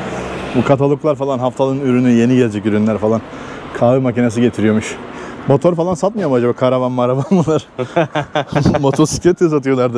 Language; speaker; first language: Turkish; native; Turkish